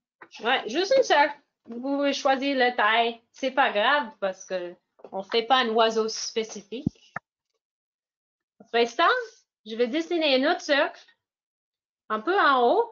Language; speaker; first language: French; non-native, fluent; English